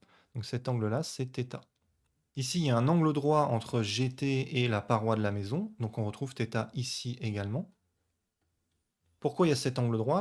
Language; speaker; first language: French; native; French